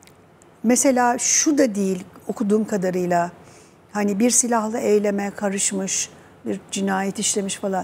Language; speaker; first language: Turkish; native; Turkish